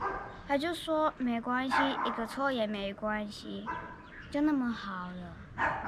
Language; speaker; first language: Chinese; early bilingual, other home language; Russian